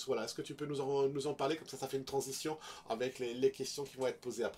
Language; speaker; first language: French; native; French